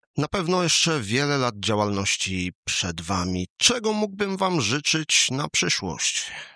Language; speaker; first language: Polish; native; Polish